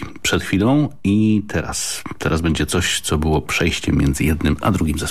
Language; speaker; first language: Polish; native; Polish